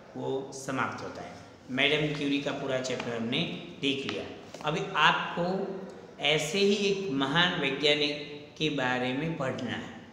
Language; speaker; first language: Hindi; non-native, local second language; Gujarati